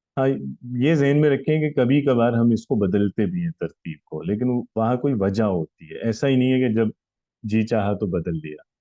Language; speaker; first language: Urdu; native; Urdu